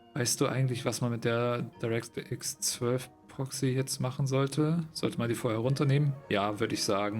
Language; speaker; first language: German; native; German